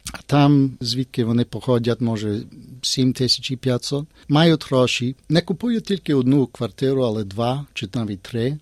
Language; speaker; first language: Ukrainian; early bilingual, heritage; Ukrainian